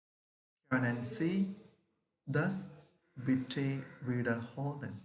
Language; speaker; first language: German; non-native, learner; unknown